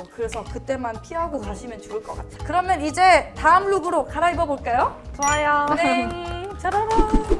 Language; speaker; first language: Korean; non-native, fluent; Thai